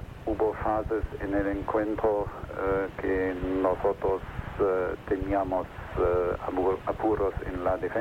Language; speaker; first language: Spanish; non-native, fluent; German